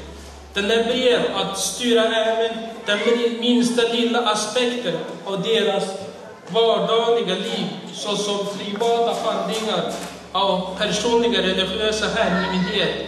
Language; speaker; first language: Swedish; non-native, fluent; Uyghur